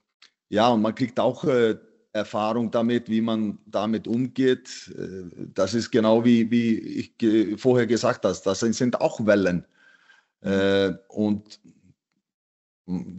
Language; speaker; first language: German; non-native, fluent; Icelandic